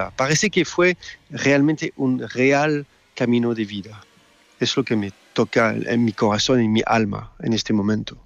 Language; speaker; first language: Spanish; non-native, fluent; French